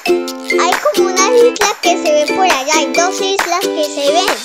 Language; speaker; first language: Spanish; early bilingual, heritage; Spanish